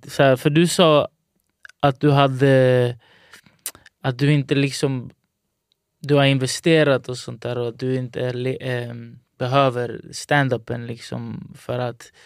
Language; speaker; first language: Swedish; early bilingual, other home language; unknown